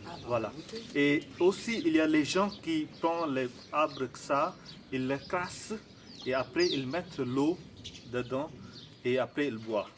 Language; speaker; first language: French; non-native, learner; Hindi